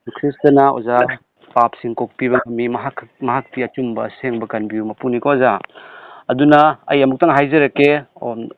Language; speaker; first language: Manipuri; native; Manipuri